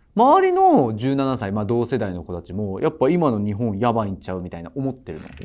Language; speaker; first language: Japanese; native; Japanese